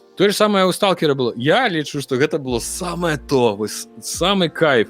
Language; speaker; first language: Belarusian; non-native, local second language; Russian